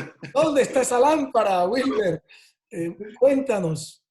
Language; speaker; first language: Spanish; native; Spanish